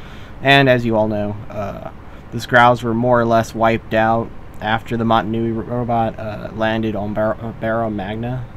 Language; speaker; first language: English; native; English